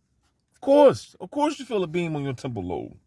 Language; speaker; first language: English; native; English